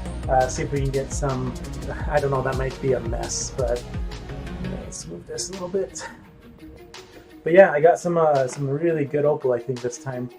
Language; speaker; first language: English; native; English